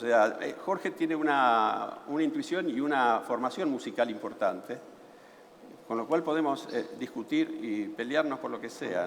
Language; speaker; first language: Spanish; native; Spanish